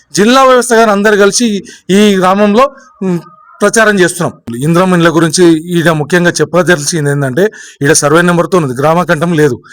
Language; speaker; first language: Telugu; native; Telugu